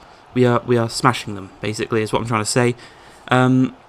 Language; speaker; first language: English; native; English